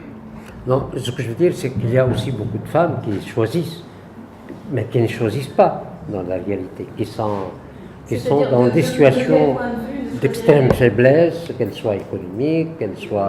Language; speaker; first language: French; non-native, local second language; Arabic